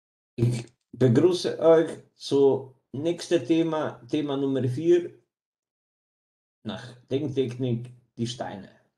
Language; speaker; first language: German; non-native, fluent; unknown